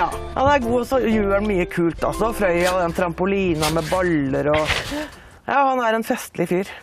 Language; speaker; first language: Norwegian; native; Norwegian